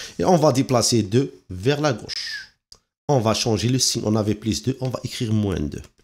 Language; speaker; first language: French; non-native, local second language; Arabic